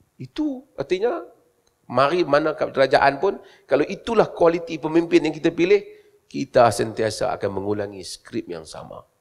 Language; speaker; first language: Malay; native; Malay